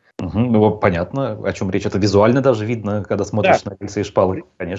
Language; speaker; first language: Russian; native; Russian